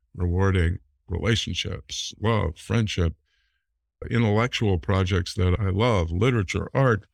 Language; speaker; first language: English; native; English